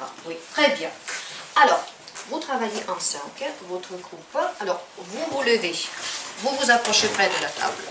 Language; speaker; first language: French; non-native, fluent; Ukrainian